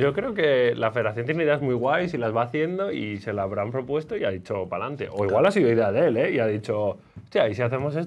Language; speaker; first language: Spanish; native; Spanish